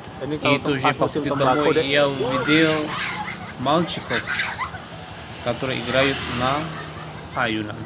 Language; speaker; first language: Russian; non-native, fluent; Javanese